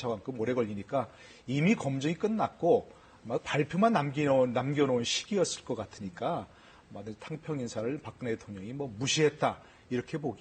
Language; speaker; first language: Korean; native; Korean